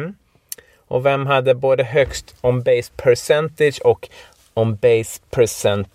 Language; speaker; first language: Swedish; native; Swedish